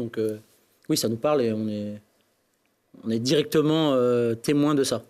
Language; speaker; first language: French; native; French